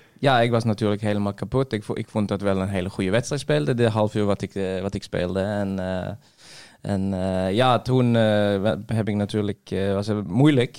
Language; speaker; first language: Dutch; non-native, fluent; Norwegian